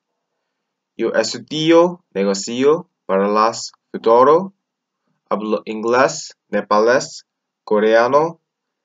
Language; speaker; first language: Spanish; non-native, learner; Korean